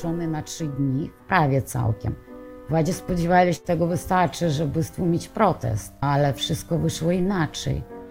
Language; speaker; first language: Polish; non-native, fluent; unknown